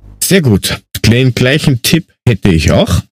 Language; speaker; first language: German; native; German